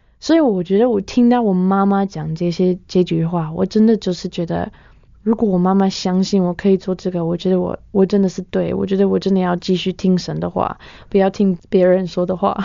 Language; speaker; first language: Chinese; non-native, fluent; English